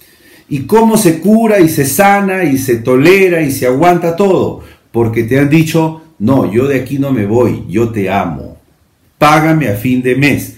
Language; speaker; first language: Spanish; native; Spanish